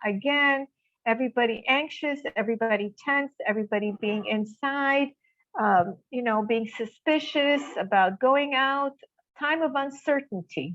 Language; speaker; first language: English; non-native, fluent; Hebrew